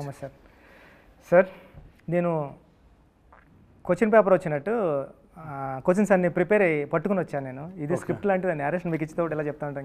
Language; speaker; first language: Telugu; native; Telugu